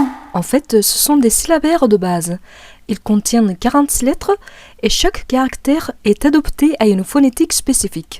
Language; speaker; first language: French; non-native, fluent; Japanese